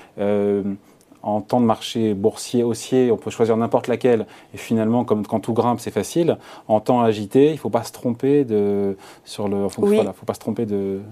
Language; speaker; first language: French; native; French